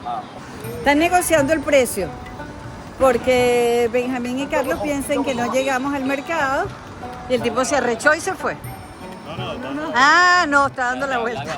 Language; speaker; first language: Spanish; native; Spanish